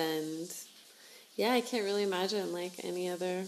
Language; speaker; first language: English; native; English